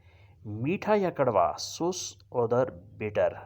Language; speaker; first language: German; non-native, learner; Urdu